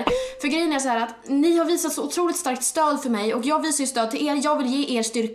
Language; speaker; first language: Swedish; native; Swedish